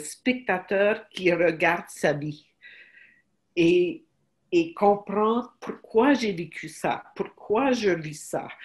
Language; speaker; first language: French; non-native, fluent; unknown